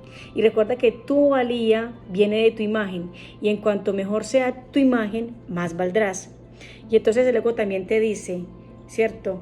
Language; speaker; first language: Spanish; native; Spanish